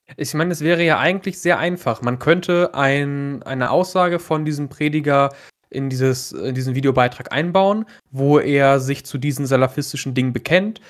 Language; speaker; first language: German; native; German